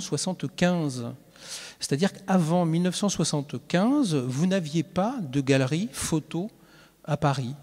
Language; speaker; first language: French; native; French